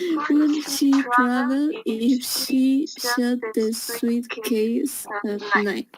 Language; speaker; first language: English; non-native, learner; Spanish